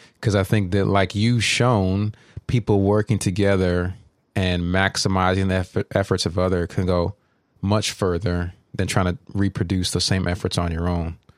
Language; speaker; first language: English; native; English